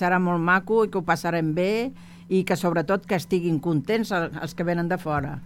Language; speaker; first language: Catalan; non-native, local second language; Spanish